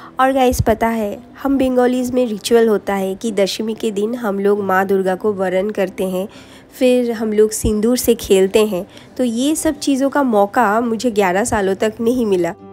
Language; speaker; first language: Hindi; non-native, local second language; Bangla